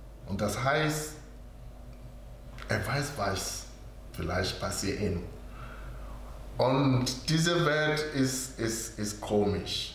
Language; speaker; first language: German; non-native, learner; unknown